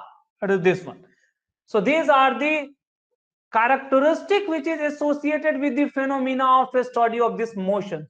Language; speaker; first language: English; non-native, local second language; Hindi